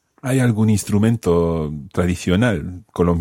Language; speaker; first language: Spanish; non-native, fluent; English